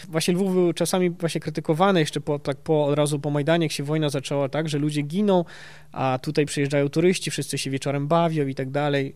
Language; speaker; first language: Polish; early bilingual, heritage; Polish